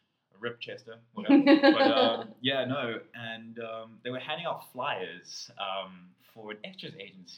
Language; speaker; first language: English; native; English